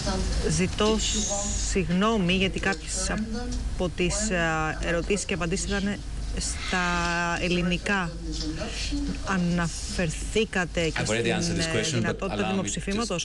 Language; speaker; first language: Greek; native; Greek